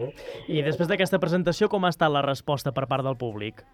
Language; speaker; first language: Catalan; native; Catalan